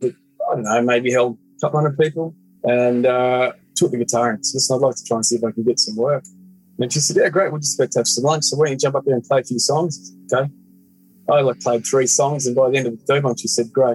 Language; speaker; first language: English; native; English